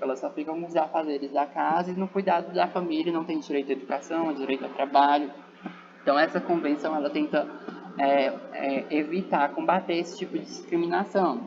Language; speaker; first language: Portuguese; native; Portuguese